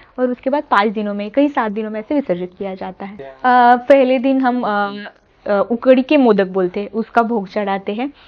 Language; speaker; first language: Hindi; non-native, local second language; Marathi